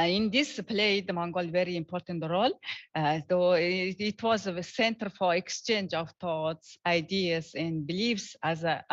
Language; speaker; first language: English; non-native, learner; Mongolian